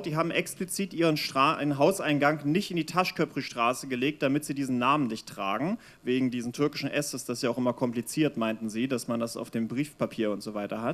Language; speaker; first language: German; native; German